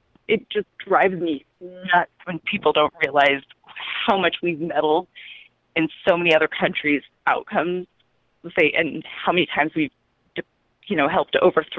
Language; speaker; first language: English; native; English